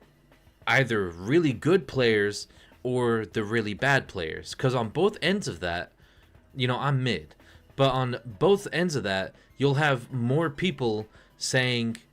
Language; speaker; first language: English; native; English